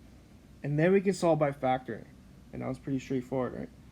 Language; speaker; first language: English; native; English